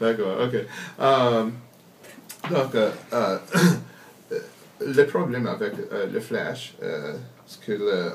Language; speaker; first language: French; non-native, learner; English